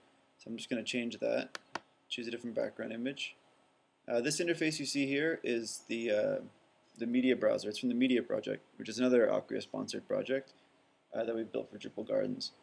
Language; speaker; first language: English; native; English